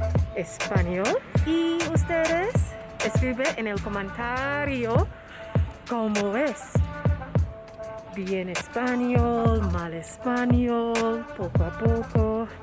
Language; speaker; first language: Spanish; non-native, learner; English